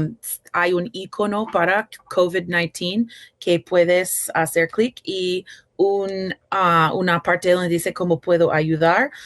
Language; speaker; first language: Spanish; non-native, fluent; English